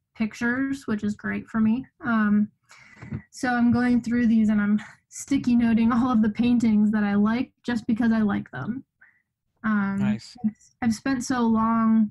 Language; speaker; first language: English; native; English